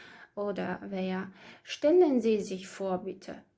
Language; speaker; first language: German; non-native, learner; Azerbaijani